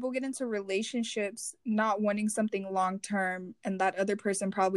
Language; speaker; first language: English; non-native, fluent; Korean